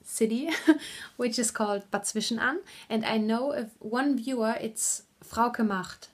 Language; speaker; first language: English; non-native, fluent; German